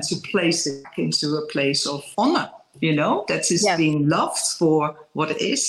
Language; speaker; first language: English; non-native, fluent; Dutch